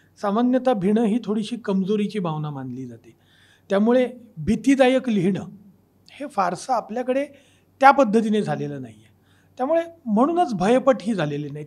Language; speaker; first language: Marathi; native; Marathi